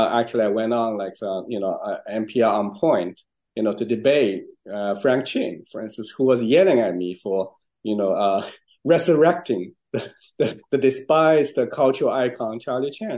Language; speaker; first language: English; non-native, fluent; Chinese